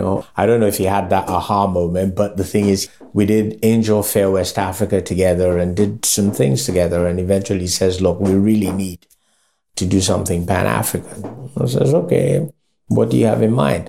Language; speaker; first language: English; non-native, local second language; Yoruba